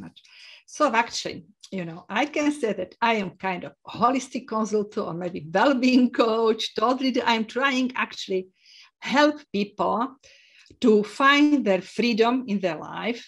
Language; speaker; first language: English; non-native, fluent; Slovak